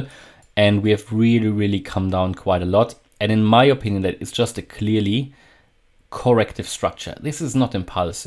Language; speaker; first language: English; non-native, fluent; German